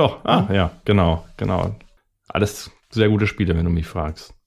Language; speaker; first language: German; native; German